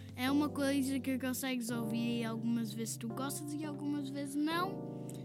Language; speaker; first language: Portuguese; non-native, fluent; Bosnian